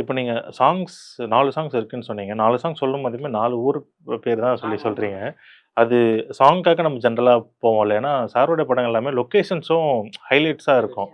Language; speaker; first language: Tamil; native; Tamil